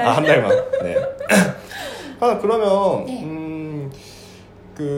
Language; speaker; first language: Korean; non-native, fluent; Japanese